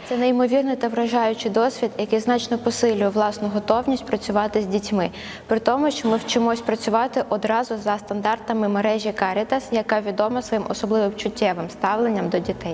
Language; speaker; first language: Ukrainian; native; Ukrainian